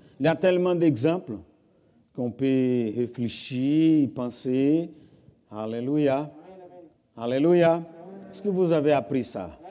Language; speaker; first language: French; non-native, fluent; Portuguese